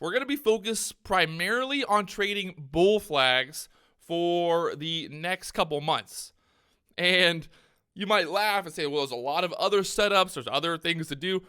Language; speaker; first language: English; native; English